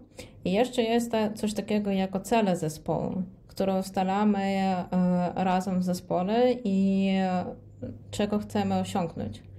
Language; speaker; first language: Polish; non-native, fluent; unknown